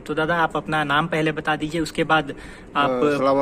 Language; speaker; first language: Hindi; native; Hindi